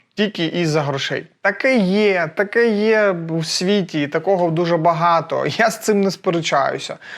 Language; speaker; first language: Ukrainian; non-native, local second language; Russian